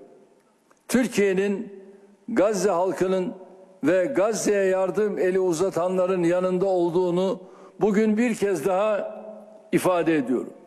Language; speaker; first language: Turkish; native; Turkish